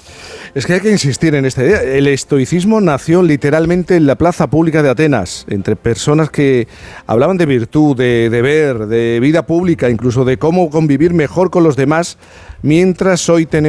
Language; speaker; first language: Spanish; native; Spanish